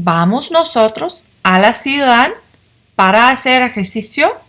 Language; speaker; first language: Spanish; non-native, fluent; English